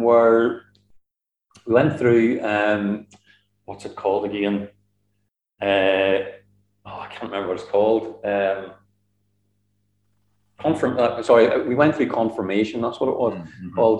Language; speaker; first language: English; native; English